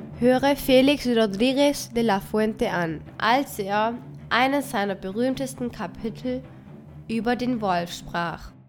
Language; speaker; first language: German; non-native, fluent; Spanish